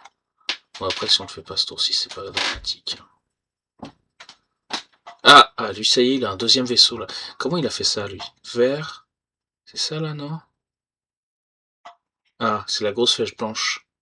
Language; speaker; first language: French; native; French